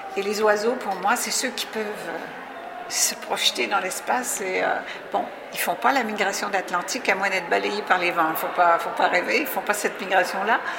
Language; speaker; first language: French; native; French